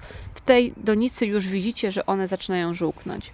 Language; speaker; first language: Polish; native; Polish